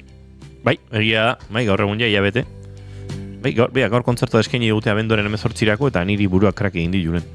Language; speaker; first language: Basque; native; Basque